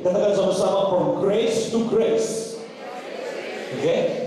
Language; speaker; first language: English; non-native, fluent; Indonesian